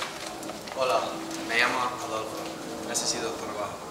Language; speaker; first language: Spanish; non-native, learner; English